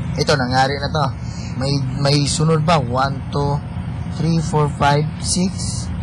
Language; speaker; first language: Filipino; non-native, local second language; Cebuano